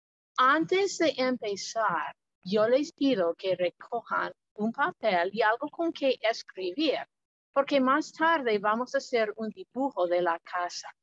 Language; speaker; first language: Spanish; non-native, fluent; English